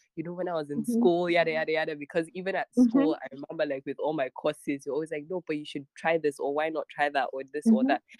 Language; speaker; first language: English; non-native, local second language; Hausa